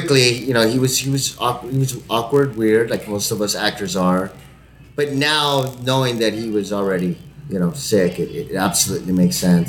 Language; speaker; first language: English; non-native, fluent; Spanish